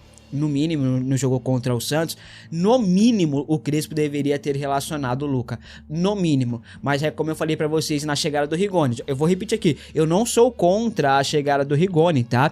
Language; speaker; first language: Portuguese; native; Portuguese